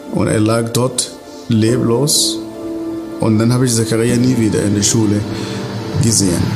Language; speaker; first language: German; non-native, fluent; Arabic